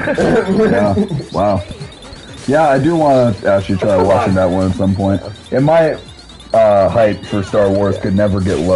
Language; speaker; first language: English; native; English